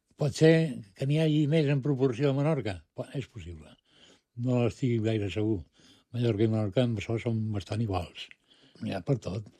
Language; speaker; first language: Catalan; non-native, local second language; Spanish